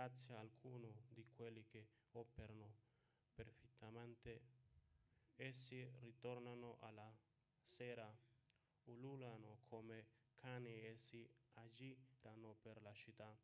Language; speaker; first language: Italian; non-native, fluent; Spanish